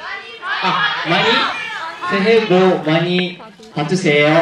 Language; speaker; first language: Korean; non-native, learner; Japanese